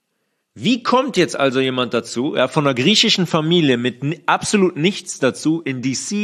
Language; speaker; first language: German; native; German